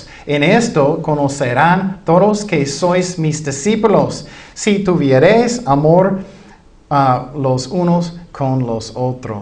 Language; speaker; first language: Spanish; non-native, fluent; English